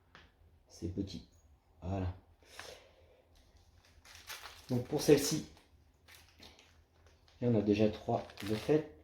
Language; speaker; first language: French; native; French